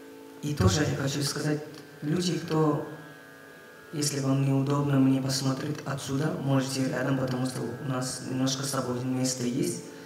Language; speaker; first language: Russian; non-native, learner; Hindi